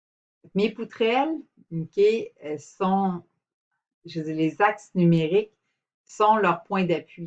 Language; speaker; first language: French; native; French